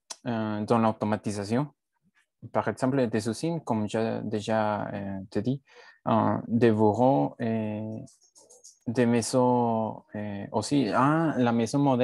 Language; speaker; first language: French; non-native, learner; Spanish